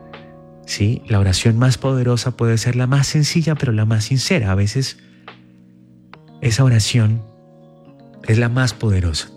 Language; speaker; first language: Spanish; native; Spanish